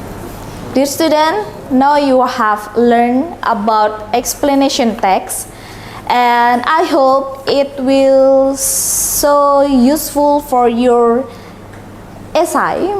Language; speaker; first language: English; non-native, learner; Indonesian